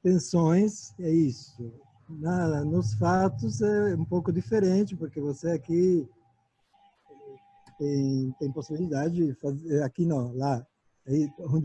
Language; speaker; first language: Portuguese; non-native, fluent; Italian